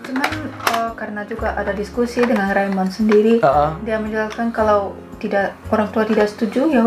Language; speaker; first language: Indonesian; non-native, fluent; Russian